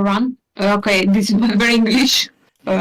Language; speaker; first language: English; non-native, learner; Hungarian